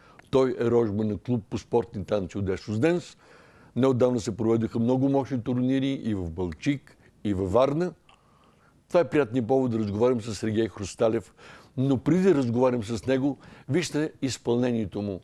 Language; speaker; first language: Bulgarian; native; Bulgarian